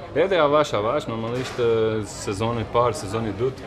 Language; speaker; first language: Albanian; non-native, fluent; Croatian